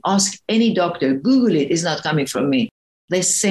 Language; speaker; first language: English; non-native, fluent; Persian